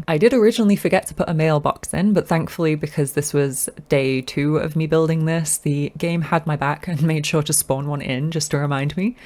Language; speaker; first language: English; native; English